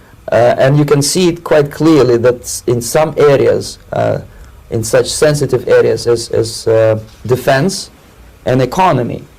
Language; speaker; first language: English; non-native, fluent; Russian